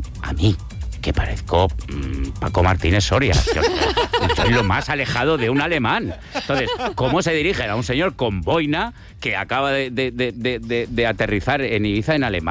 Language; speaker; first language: Spanish; native; Spanish